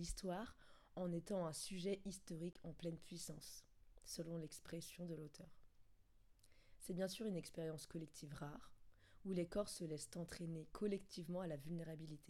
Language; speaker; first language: French; native; French